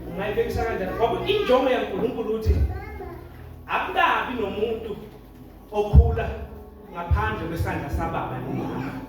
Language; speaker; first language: Zulu; native; Zulu